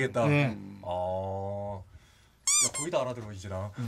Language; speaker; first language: Korean; native; Korean